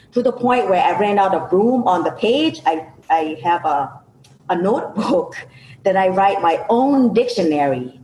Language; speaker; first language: English; non-native, fluent; Lao